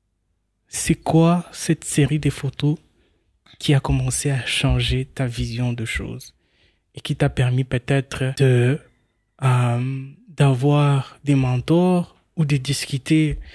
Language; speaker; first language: French; non-native, local second language; Swahili